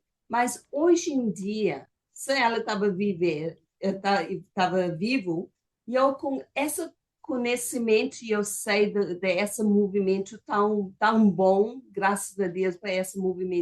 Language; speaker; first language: Portuguese; non-native, fluent; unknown